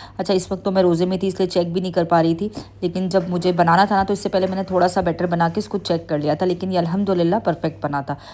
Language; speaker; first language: Urdu; native; Urdu